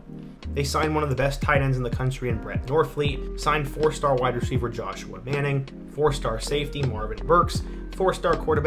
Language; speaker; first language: English; native; English